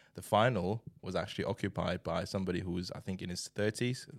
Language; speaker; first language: English; non-native, fluent; Chinese